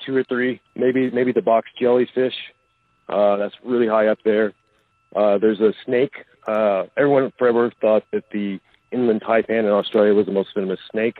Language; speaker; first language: English; native; English